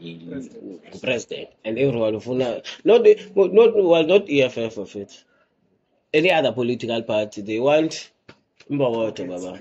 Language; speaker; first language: English; non-native, local second language; Xhosa